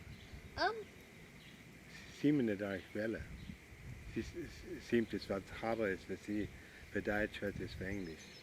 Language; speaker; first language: German; early bilingual, heritage; Pennsylvania German